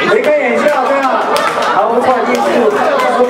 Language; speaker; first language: Chinese; native; Chinese